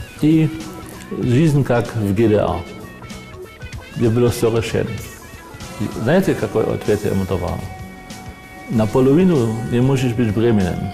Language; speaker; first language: Russian; non-native, fluent; German